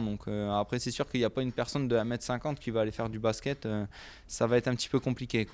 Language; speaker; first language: French; native; French